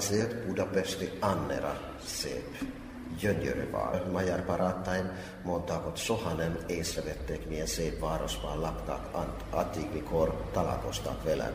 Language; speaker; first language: Hungarian; non-native, fluent; Finnish